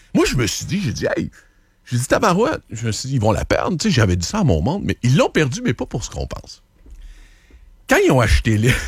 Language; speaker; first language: French; native; French